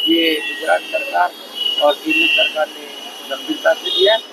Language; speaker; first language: Hindi; non-native, local second language; Marathi